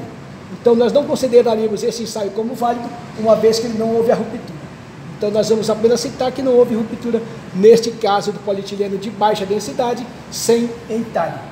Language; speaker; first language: Portuguese; native; Portuguese